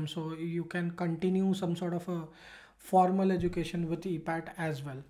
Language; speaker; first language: English; non-native, local second language; Hindi